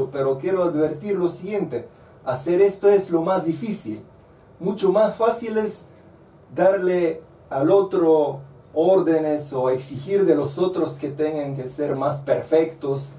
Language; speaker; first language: Spanish; non-native, fluent; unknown